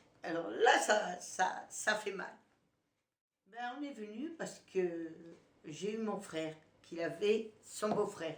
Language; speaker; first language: French; native; French